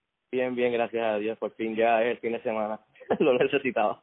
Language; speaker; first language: Spanish; native; Spanish